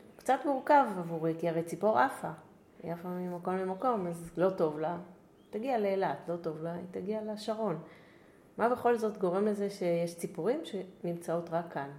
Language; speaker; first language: Hebrew; native; Hebrew